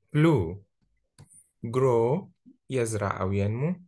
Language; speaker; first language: Arabic; native; Arabic